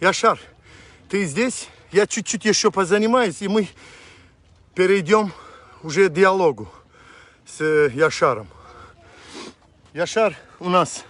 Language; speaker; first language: Russian; non-native, local second language; Azerbaijani